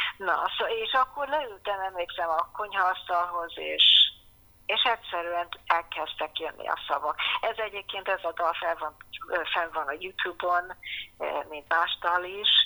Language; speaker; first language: Hungarian; early bilingual, heritage; Hungarian